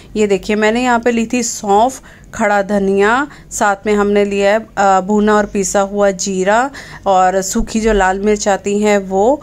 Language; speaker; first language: Hindi; non-native, local second language; Punjabi